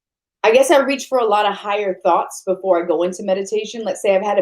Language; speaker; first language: English; native; English